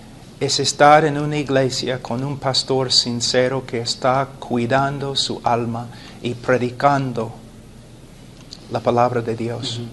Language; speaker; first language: Spanish; non-native, fluent; English